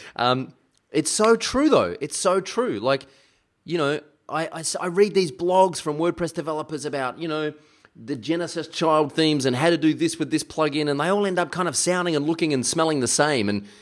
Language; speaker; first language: English; early bilingual, other home language; German